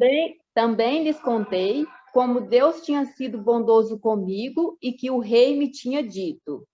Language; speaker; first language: Portuguese; native; Portuguese